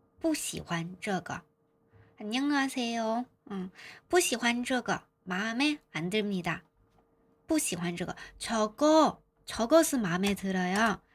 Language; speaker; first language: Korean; non-native, fluent; Chinese